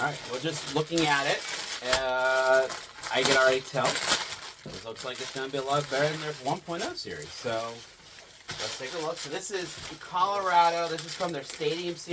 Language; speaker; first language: English; native; English